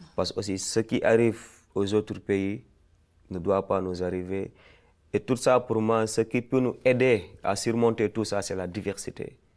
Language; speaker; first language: French; non-native, local second language; Fula